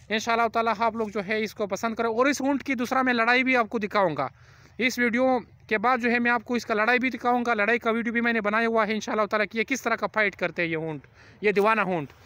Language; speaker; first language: Urdu; non-native, local second language; Pashto